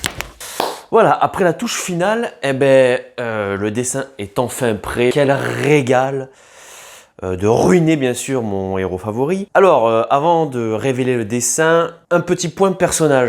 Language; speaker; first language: French; native; French